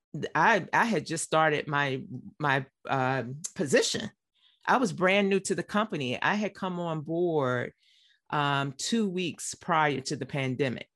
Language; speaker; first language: English; native; English